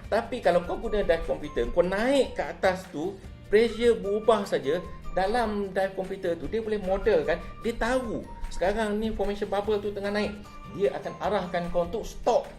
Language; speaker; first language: Malay; native; Malay